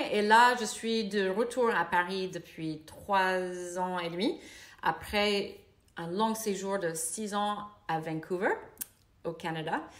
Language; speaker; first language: French; non-native, fluent; English